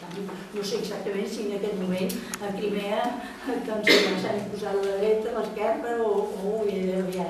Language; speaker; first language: Catalan; native; Catalan